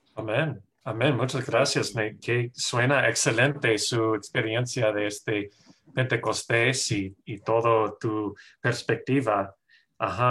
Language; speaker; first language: Spanish; non-native, fluent; English